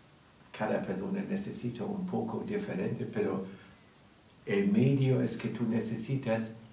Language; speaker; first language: Spanish; non-native, learner; German